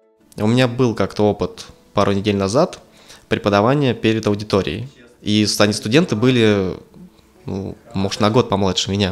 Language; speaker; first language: Russian; native; Russian